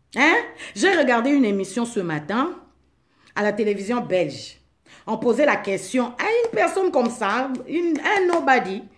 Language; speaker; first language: French; non-native, local second language; Lingala